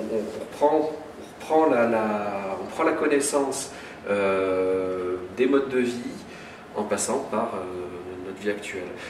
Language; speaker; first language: French; native; French